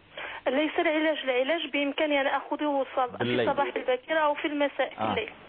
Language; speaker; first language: Arabic; native; Arabic